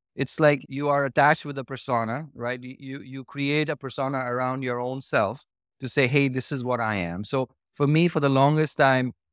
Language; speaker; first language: English; non-native, local second language; Hindi